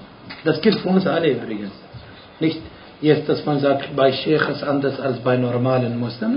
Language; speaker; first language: German; non-native, fluent; Arabic